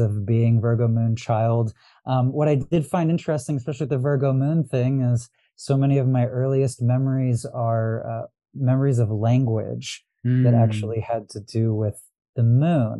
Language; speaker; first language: English; early bilingual, other home language; Arabic